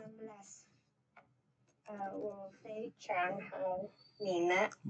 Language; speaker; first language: Chinese; non-native, learner; Indonesian